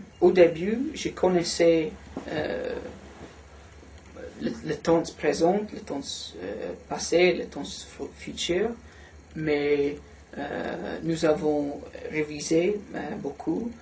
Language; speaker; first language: French; non-native, learner; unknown